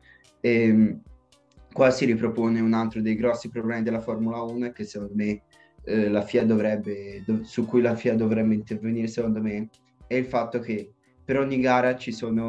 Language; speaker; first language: Italian; native; Italian